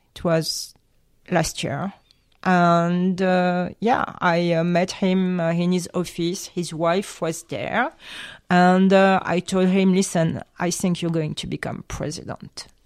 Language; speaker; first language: English; non-native, fluent; French